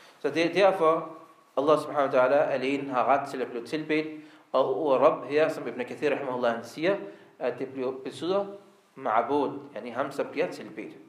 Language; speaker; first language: Danish; early bilingual, other home language; Arabic